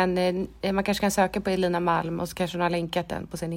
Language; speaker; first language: Swedish; native; Swedish